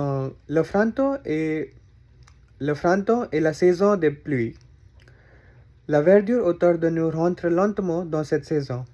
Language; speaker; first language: French; non-native, learner; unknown